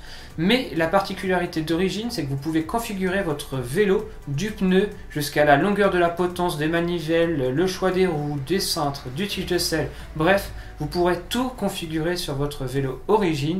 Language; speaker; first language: French; native; French